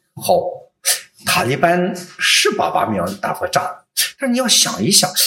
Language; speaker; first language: Chinese; non-native, local second language; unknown